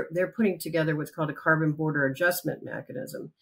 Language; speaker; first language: English; native; English